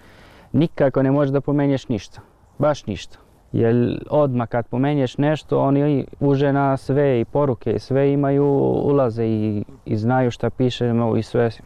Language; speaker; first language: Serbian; non-native, learner; Arabic